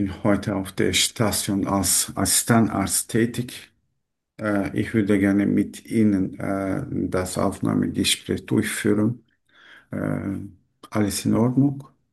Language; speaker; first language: German; non-native, learner; Turkish